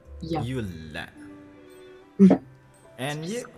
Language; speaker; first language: English; non-native, fluent; Indonesian